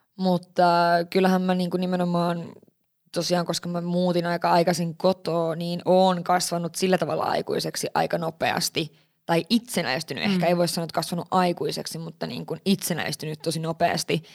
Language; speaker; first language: Finnish; early bilingual, heritage; Finnish